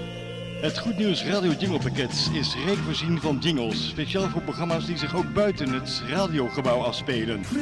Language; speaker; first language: Dutch; native; Dutch